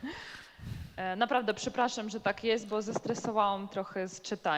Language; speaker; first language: Polish; non-native, learner; Ukrainian